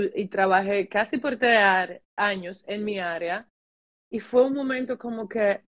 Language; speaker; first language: Spanish; early bilingual, heritage; German